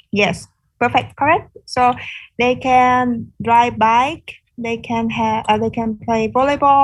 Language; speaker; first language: English; non-native, fluent; Vietnamese